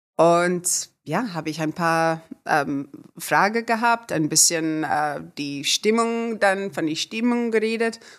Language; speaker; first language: German; non-native, fluent; Afrikaans